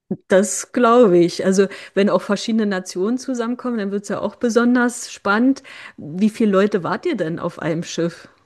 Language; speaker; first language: German; native; German